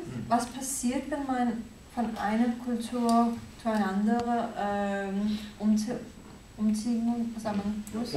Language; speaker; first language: German; non-native, fluent; Danish